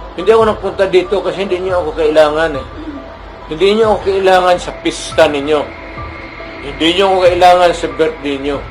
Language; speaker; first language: Filipino; non-native, local second language; Cebuano